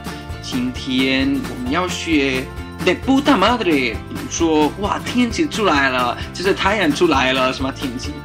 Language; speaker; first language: Chinese; non-native, fluent; Spanish